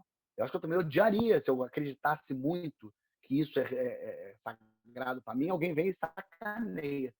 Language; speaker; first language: Portuguese; native; Portuguese